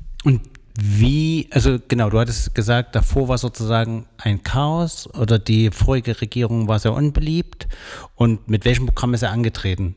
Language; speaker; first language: German; native; German